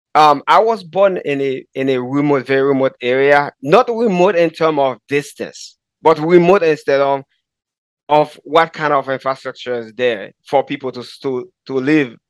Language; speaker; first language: English; non-native, fluent; Haitian Creole